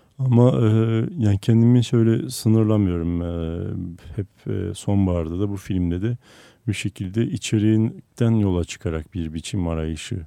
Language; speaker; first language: Turkish; non-native, local second language; Armenian